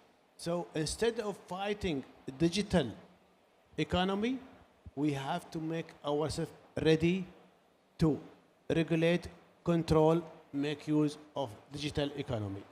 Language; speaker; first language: English; non-native, learner; Arabic